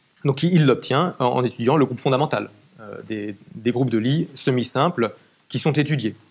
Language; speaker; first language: French; native; French